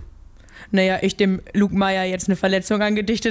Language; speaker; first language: German; native; German